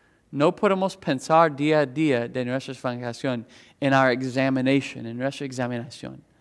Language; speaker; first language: Spanish; non-native, fluent; English